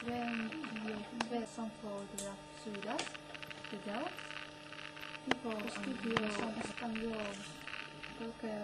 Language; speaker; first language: Spanish; non-native, learner; Dutch